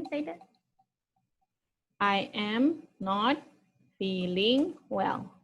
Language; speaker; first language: English; non-native, fluent; Indonesian